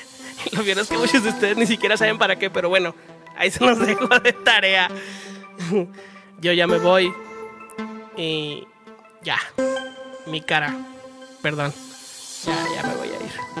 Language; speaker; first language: Spanish; native; Spanish